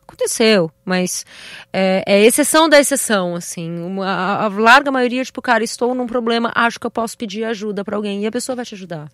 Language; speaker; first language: Portuguese; native; Portuguese